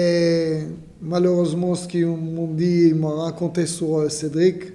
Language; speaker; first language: French; non-native, fluent; Hebrew